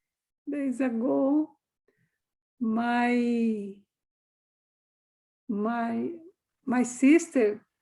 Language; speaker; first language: English; non-native, learner; Portuguese